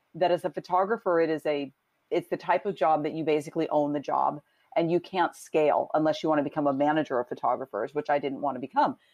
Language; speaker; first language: English; native; English